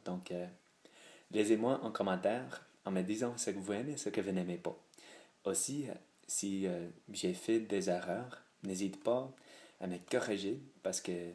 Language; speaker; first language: French; non-native, learner; English